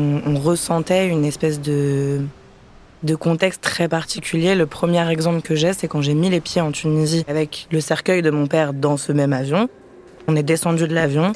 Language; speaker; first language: French; native; French